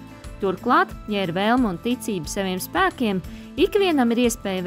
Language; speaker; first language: Latvian; native; Latvian